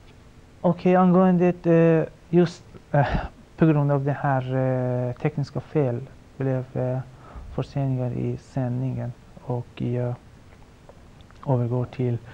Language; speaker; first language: Swedish; non-native, fluent; Persian